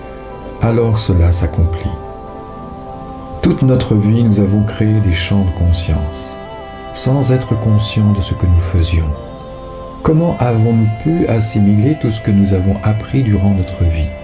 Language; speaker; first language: French; native; French